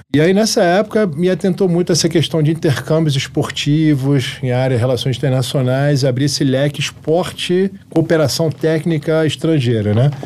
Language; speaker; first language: Portuguese; early bilingual, other home language; Arabic